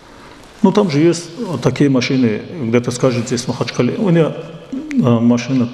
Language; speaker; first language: Russian; non-native, local second language; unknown